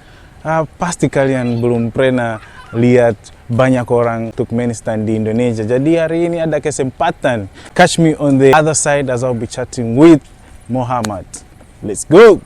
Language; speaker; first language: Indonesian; non-native, fluent; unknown